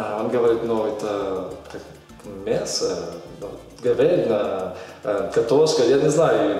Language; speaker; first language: Russian; non-native, learner; Portuguese